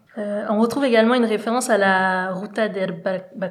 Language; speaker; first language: French; native; French